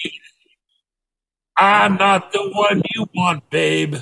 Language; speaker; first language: English; native; English